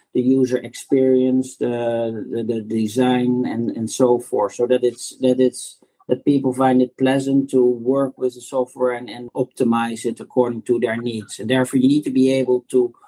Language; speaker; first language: English; non-native, fluent; Dutch